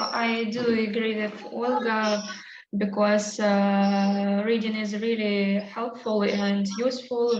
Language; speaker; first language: English; non-native, learner; Russian